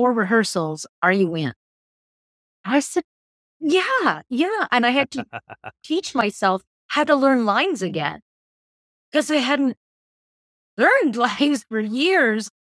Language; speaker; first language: English; native; English